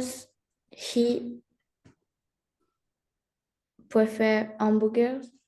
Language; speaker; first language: English; non-native, learner; French